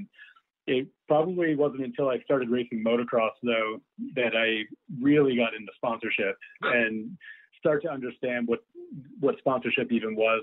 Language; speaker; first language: English; native; English